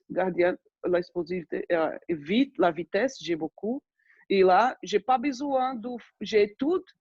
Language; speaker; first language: French; non-native, fluent; Portuguese